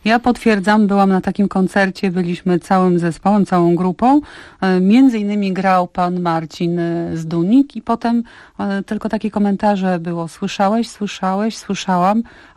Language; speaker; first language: Polish; native; Polish